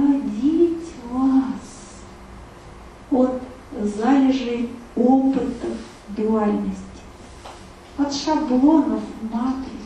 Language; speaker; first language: Russian; native; Russian